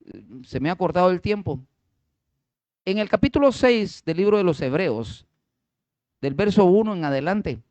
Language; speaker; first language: Spanish; native; Spanish